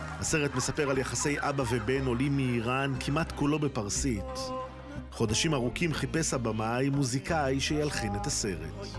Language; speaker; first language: Hebrew; native; Hebrew